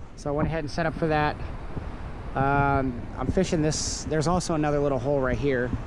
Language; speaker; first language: English; native; English